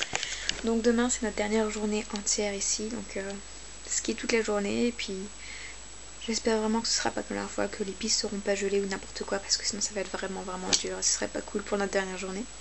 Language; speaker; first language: French; native; French